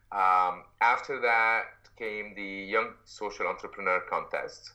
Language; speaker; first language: English; non-native, fluent; Arabic